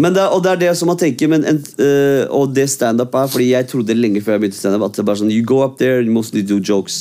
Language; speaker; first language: Norwegian; early bilingual, other home language; Kurdish